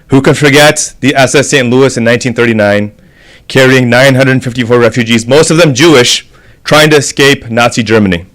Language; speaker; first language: English; native; English